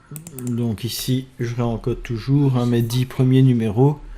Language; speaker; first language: French; native; French